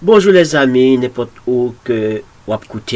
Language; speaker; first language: French; non-native, local second language; Haitian Creole